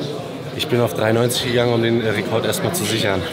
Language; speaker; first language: German; native; German